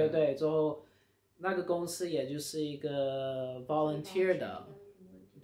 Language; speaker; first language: Chinese; early bilingual, heritage; Chinese